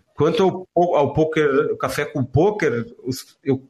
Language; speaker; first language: Portuguese; native; Portuguese